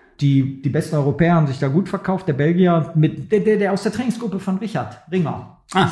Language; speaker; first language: German; native; German